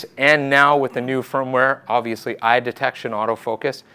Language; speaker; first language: English; native; English